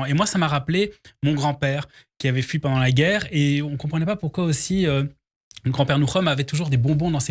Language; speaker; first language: French; native; French